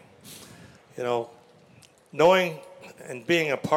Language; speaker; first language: English; native; English